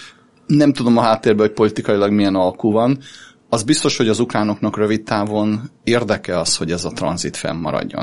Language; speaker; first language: Hungarian; native; Hungarian